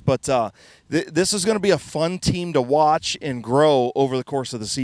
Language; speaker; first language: English; native; English